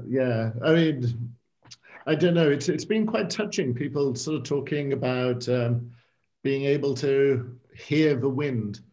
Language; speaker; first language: English; native; English